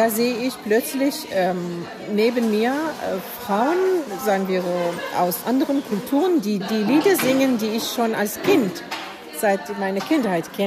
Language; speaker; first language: German; non-native, fluent; Arabic